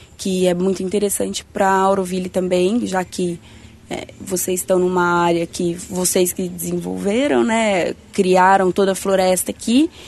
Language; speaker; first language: Portuguese; native; Portuguese